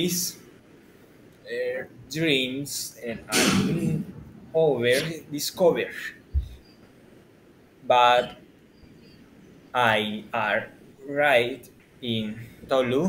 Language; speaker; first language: English; non-native, learner; Spanish